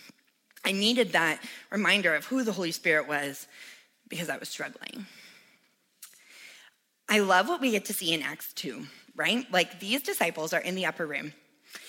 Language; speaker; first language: English; native; English